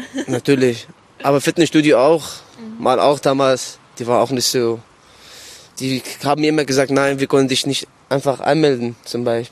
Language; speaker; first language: German; non-native, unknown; Arabic